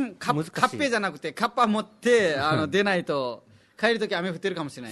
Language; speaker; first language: Japanese; non-native, fluent; Nepali